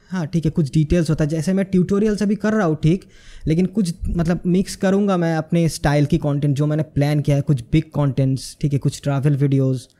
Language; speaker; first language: Hindi; non-native, local second language; Bangla